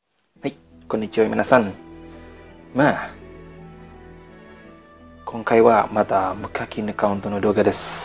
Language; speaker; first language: Japanese; non-native, learner; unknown